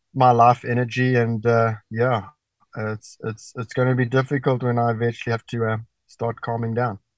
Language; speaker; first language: English; native; English